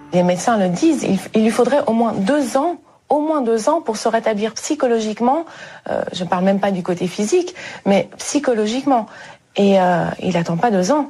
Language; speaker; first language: French; native; French